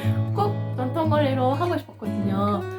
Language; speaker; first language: Korean; non-native, fluent; French